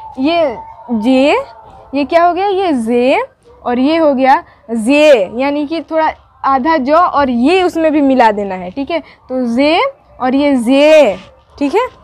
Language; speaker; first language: Hindi; native; Hindi